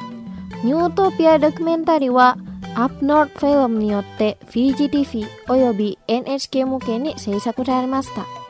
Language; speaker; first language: Japanese; non-native, fluent; Indonesian